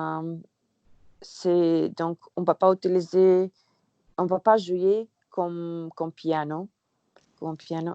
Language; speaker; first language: French; non-native, learner; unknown